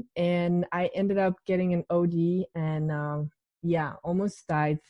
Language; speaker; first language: English; non-native, fluent; Danish